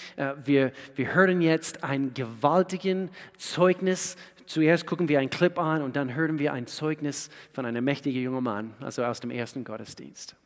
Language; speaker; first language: German; non-native, fluent; English